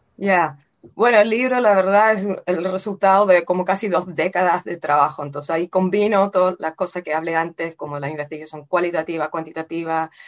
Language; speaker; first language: Spanish; non-native, fluent; Dutch